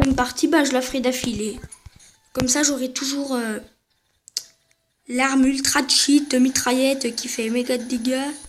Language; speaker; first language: French; native; French